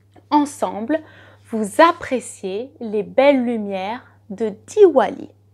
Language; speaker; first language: French; native; French